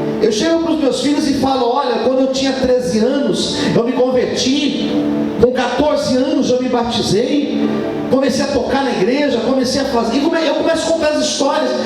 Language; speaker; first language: Portuguese; native; Portuguese